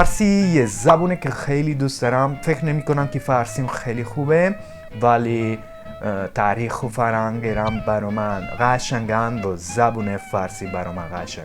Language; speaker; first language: Persian; non-native, learner; Italian